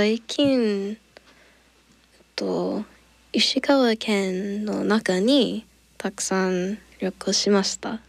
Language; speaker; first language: Japanese; non-native, learner; English